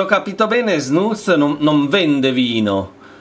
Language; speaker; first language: Italian; native; Italian